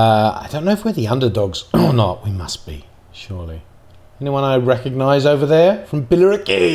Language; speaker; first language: English; native; English